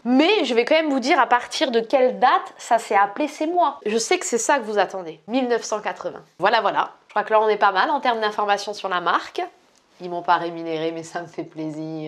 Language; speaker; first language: French; native; French